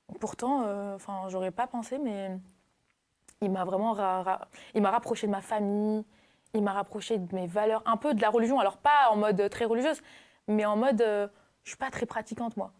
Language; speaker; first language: French; native; French